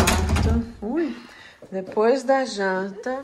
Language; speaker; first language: Portuguese; native; Portuguese